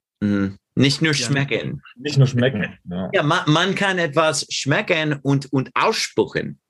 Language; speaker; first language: German; non-native, learner; English